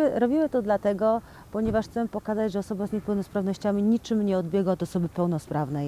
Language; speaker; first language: Polish; native; Polish